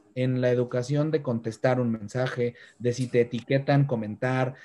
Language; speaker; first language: Spanish; native; Spanish